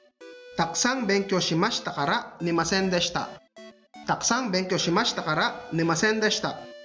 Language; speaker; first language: Japanese; non-native, fluent; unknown